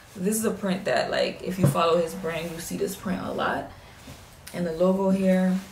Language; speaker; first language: English; native; English